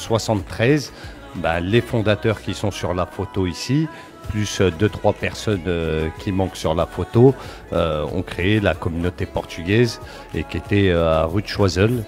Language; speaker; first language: French; early bilingual, other home language; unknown